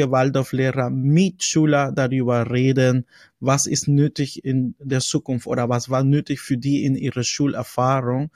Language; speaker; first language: German; non-native, fluent; Spanish